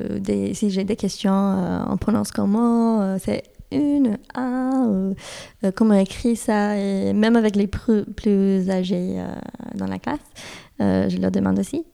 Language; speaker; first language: French; non-native, fluent; English